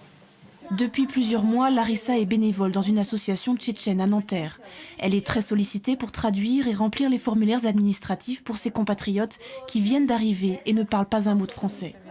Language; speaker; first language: French; native; French